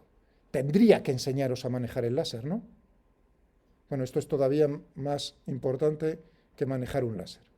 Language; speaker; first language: Spanish; native; Spanish